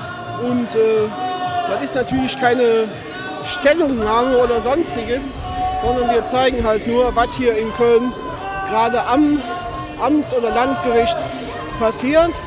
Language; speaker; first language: German; native; German